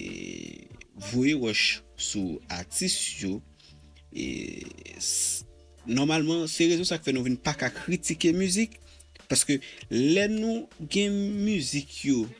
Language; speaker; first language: Haitian Creole; native; Haitian Creole